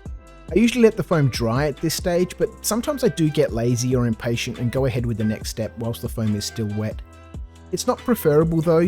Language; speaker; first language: English; native; English